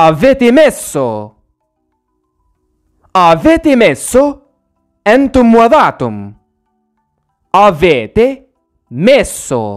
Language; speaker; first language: Italian; non-native, fluent; Arabic